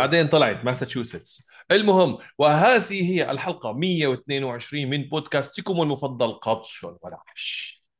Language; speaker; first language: Arabic; native; Arabic